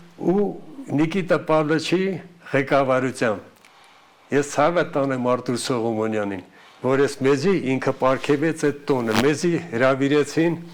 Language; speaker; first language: Armenian; non-native, local second language; Ukrainian